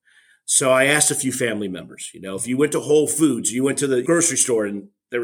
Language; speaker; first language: English; native; English